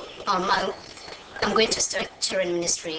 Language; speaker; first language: English; non-native, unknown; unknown